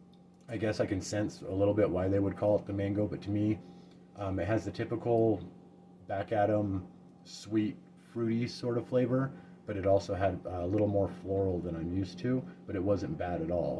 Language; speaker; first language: English; native; English